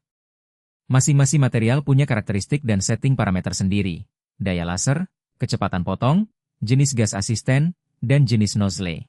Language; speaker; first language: Indonesian; native; Indonesian